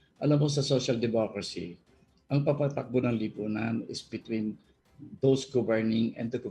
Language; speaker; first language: Filipino; native; Filipino